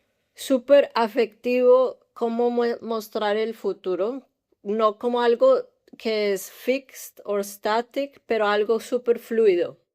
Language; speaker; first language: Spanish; early bilingual, heritage; English